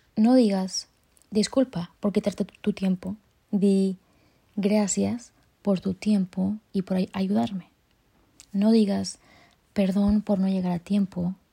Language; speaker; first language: Spanish; early bilingual, heritage; Spanish